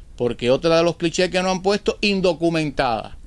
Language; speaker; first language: Spanish; native; Spanish